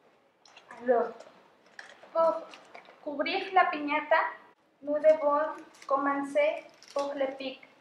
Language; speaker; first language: French; non-native, fluent; Spanish